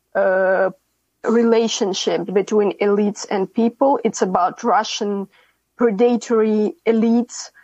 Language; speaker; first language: English; non-native, fluent; Ukrainian